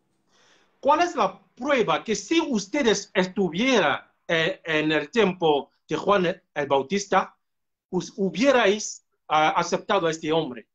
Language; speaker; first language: Spanish; non-native, fluent; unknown